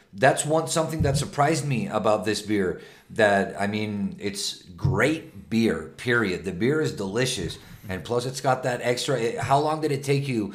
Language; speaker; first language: English; non-native, fluent; Spanish